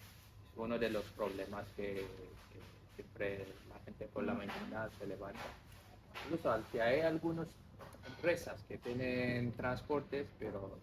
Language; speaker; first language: Spanish; non-native, fluent; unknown